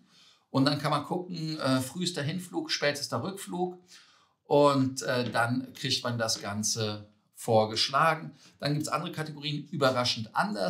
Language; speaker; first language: German; native; German